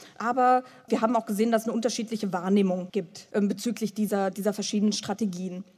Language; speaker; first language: German; native; German